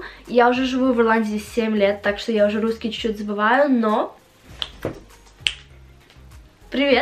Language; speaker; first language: Russian; early bilingual, heritage; Russian